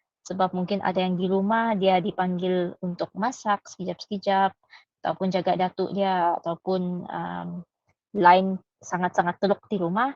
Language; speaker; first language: Malay; native; Malay